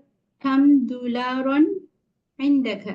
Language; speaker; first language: Arabic; non-native, learner; Bangla